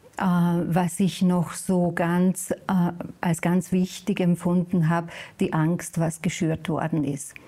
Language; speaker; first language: German; non-native, fluent; Hungarian